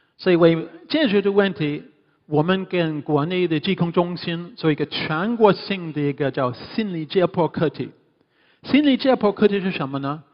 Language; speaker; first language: Chinese; non-native, fluent; English